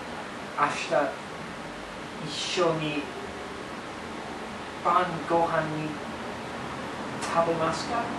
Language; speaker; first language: Japanese; non-native, learner; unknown